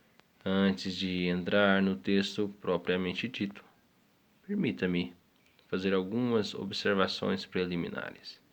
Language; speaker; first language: Portuguese; native; Portuguese